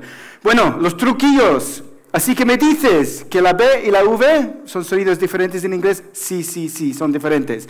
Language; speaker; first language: Spanish; non-native, fluent; English